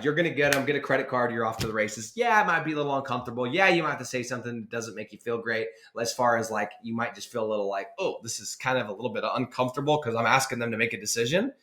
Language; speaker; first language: English; native; English